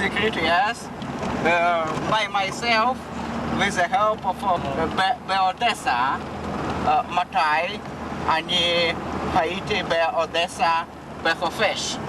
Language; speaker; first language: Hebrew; non-native, learner; Yiddish